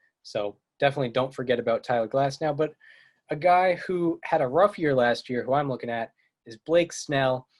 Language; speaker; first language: English; native; English